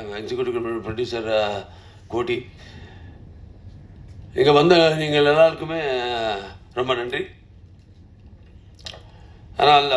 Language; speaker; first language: Tamil; non-native, local second language; Telugu